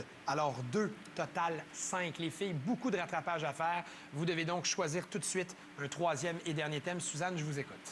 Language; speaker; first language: French; native; French